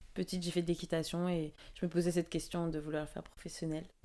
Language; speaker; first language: French; native; French